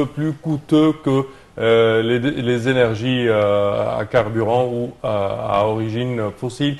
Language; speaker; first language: French; non-native, fluent; Arabic